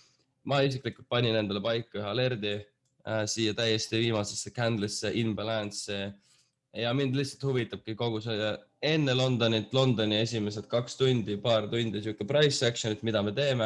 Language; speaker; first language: Estonian; native; Estonian